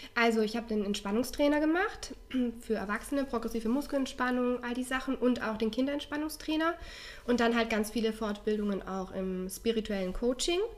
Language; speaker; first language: German; native; German